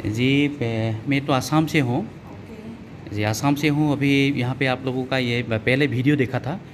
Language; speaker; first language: Hindi; non-native, local second language; Assamese